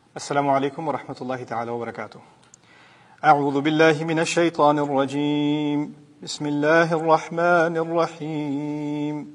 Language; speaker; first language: Urdu; early bilingual, heritage; Urdu